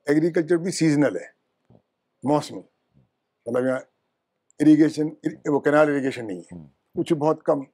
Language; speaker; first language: Hindi; native; Hindi